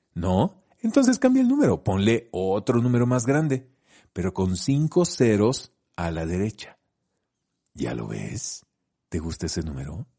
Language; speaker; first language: Spanish; native; Spanish